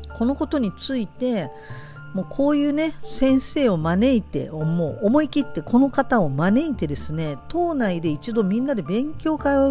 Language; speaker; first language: Japanese; native; Japanese